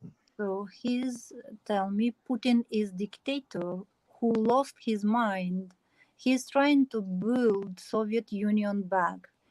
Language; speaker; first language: English; non-native, learner; Ukrainian